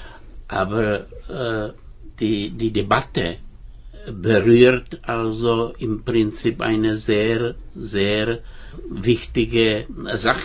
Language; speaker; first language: German; non-native, fluent; Czech